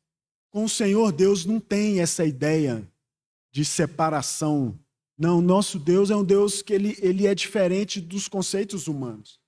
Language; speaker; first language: Portuguese; native; Portuguese